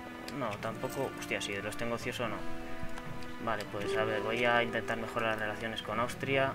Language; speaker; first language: Spanish; native; Spanish